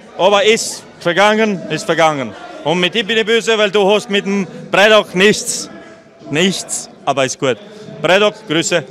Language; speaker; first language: German; non-native, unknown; Albanian